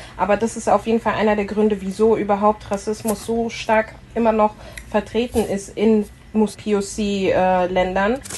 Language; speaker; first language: German; native; German